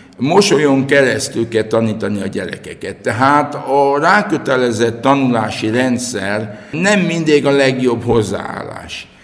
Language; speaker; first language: Hungarian; native; Hungarian